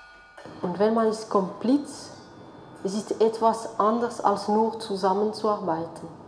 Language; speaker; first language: German; non-native, fluent; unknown